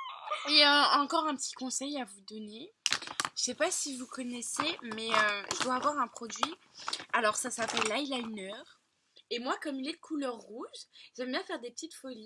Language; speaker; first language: French; native; French